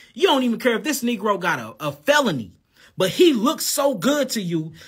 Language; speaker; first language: English; native; English